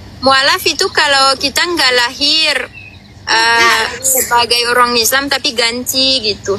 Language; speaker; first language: Indonesian; native; Indonesian